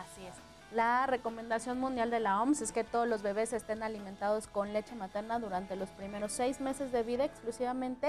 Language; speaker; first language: Spanish; native; Spanish